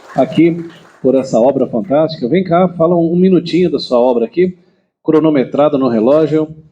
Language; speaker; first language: Portuguese; native; Portuguese